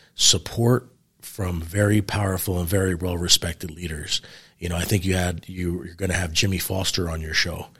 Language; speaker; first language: English; native; English